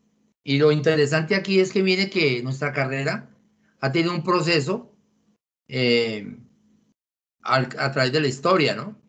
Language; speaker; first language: Spanish; native; Spanish